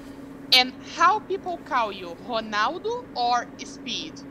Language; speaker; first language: English; non-native, fluent; Portuguese